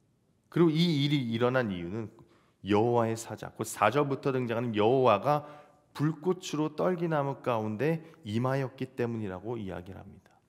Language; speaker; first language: Korean; native; Korean